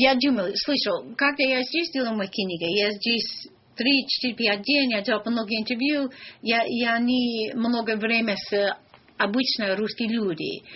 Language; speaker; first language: Russian; non-native, learner; English